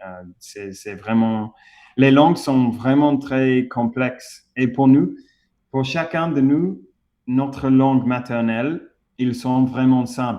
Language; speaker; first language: French; non-native, fluent; English